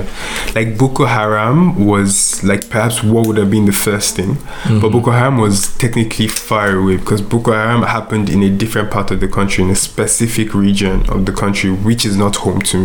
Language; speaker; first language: English; non-native, local second language; Yoruba